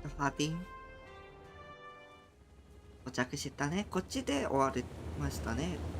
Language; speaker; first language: Japanese; non-native, learner; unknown